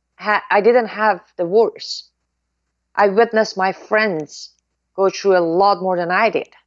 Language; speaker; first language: English; non-native, fluent; Persian